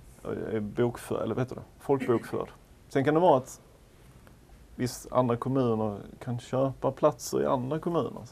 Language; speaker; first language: Swedish; native; Swedish